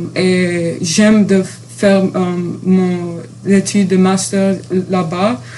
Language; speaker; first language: French; non-native, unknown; Arabic